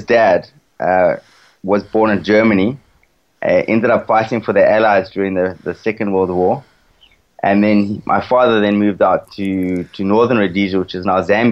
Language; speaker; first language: English; native; English